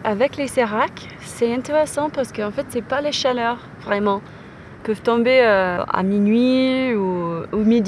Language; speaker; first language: French; non-native, fluent; English